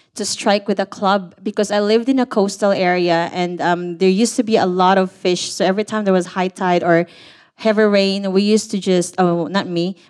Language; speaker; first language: English; non-native, local second language; Cebuano